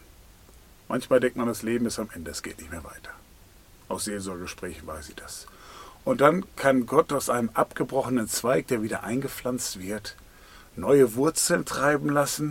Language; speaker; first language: German; native; German